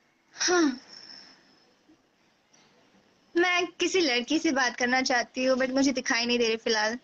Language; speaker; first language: Hindi; native; Hindi